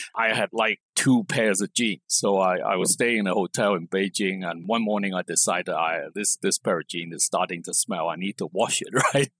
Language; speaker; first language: English; non-native, local second language; Cantonese